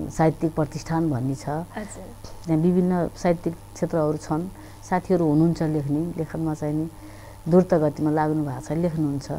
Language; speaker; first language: Nepali; native; Nepali